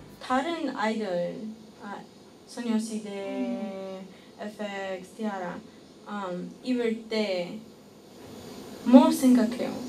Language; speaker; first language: Korean; non-native, learner; English